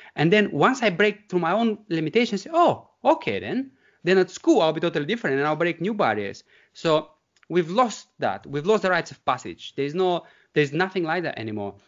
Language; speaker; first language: English; non-native, fluent; Bulgarian